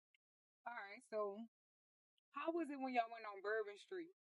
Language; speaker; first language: English; native; English